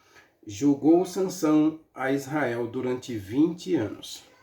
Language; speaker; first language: Portuguese; native; Portuguese